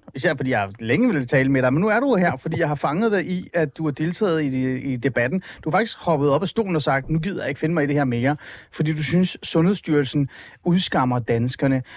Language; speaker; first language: Danish; non-native, fluent; Persian